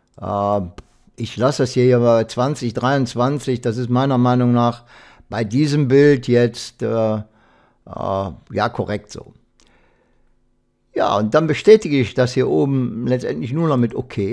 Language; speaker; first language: German; native; German